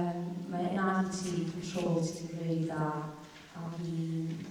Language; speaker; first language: Welsh; native; Welsh